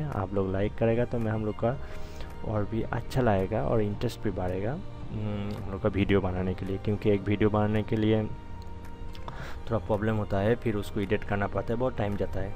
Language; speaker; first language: Hindi; non-native, local second language; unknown